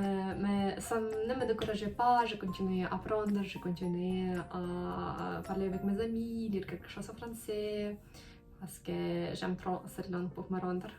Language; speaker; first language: French; non-native, fluent; Ukrainian